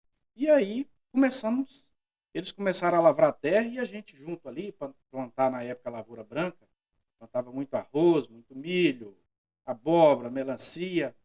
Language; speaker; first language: Portuguese; native; Portuguese